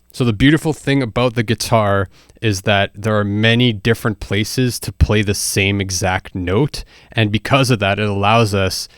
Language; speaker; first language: English; native; English